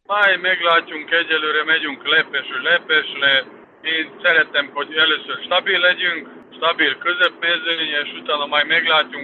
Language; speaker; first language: Hungarian; non-native, fluent; Serbian